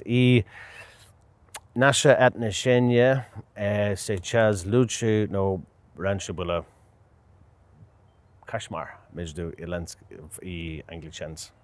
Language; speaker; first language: Russian; non-native, learner; English